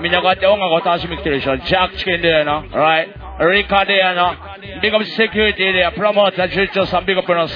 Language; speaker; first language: Japanese; native; Japanese